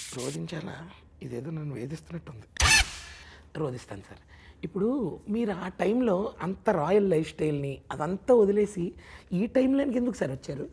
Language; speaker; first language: Telugu; native; Telugu